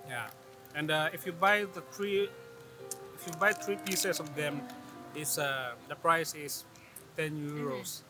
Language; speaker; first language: English; non-native, local second language; Filipino